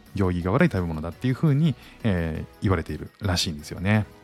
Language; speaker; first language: Japanese; native; Japanese